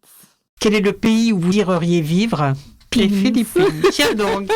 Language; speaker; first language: French; native; French